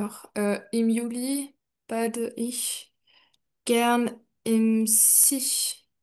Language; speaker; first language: German; non-native, learner; French